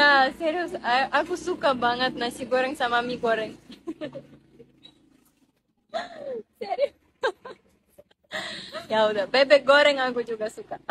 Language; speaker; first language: Indonesian; non-native, fluent; Russian